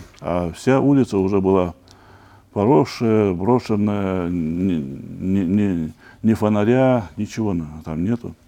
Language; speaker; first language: Russian; non-native, local second language; Chechen